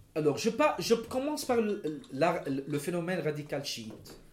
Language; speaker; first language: French; non-native, local second language; Arabic